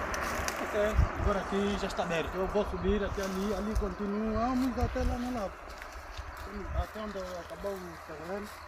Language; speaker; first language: Portuguese; non-native, learner; Vietnamese